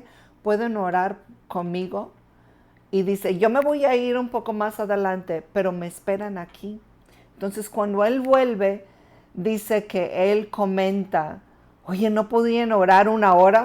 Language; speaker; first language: Spanish; non-native, fluent; English